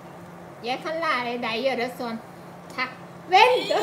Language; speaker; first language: Norwegian; non-native, learner; Thai